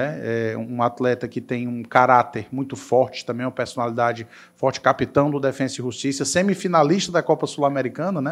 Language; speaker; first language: Portuguese; native; Portuguese